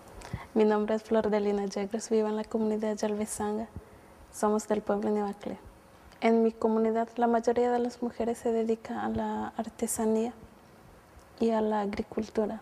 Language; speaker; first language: Spanish; non-native, local second language; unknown